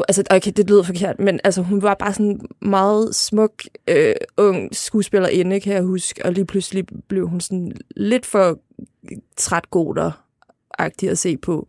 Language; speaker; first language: Danish; native; Danish